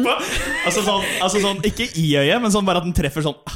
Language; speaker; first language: Norwegian; native; Norwegian